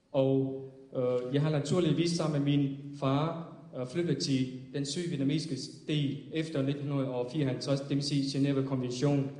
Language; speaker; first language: Danish; non-native, fluent; Vietnamese